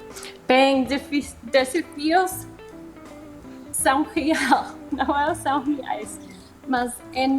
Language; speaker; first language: Portuguese; non-native, fluent; English